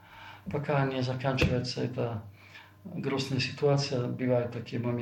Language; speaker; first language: Russian; non-native, fluent; Italian